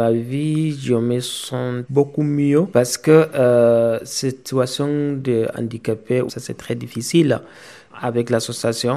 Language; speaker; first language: French; non-native, learner; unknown